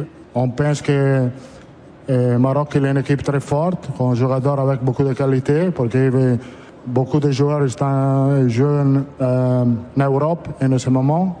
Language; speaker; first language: French; non-native, fluent; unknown